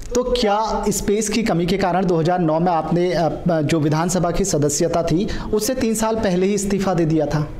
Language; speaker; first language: Hindi; native; Hindi